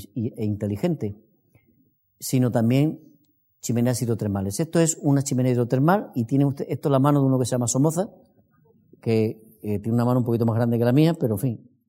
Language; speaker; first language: Spanish; native; Spanish